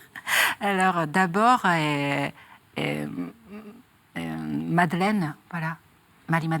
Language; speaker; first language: French; non-native, learner; Japanese